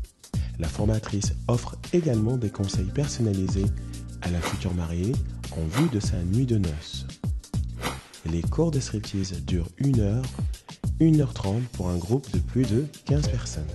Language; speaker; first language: French; native; French